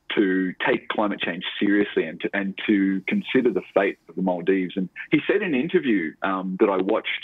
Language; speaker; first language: English; native; English